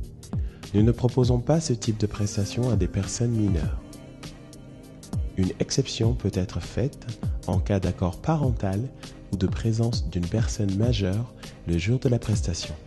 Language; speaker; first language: French; native; French